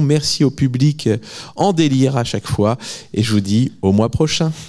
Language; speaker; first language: French; native; French